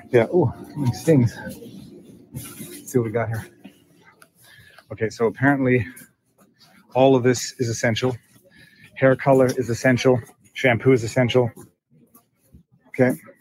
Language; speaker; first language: English; native; English